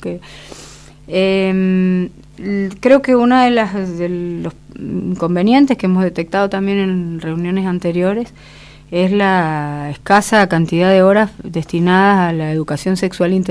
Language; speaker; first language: Spanish; native; Spanish